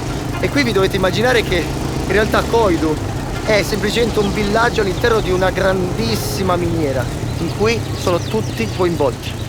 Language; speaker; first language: Italian; native; Italian